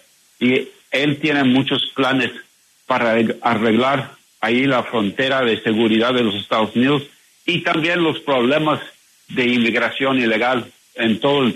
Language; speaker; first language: Spanish; non-native, learner; English